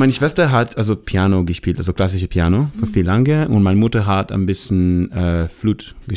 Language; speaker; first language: German; non-native, learner; Hebrew